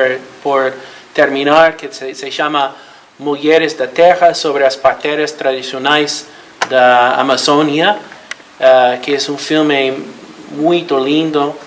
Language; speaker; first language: Portuguese; non-native, learner; Spanish